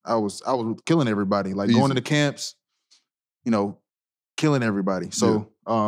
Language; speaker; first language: English; native; English